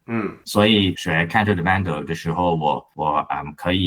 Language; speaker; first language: Chinese; non-native, learner; Cantonese